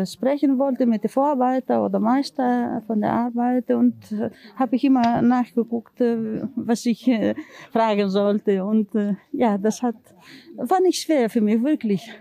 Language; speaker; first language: German; non-native, learner; Greek